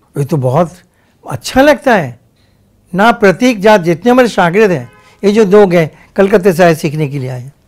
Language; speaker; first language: Hindi; non-native, local second language; Bangla